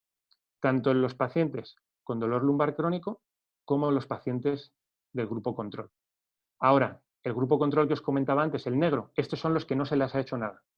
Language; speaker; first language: Spanish; native; Spanish